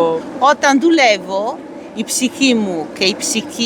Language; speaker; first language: Greek; early bilingual, heritage; Italian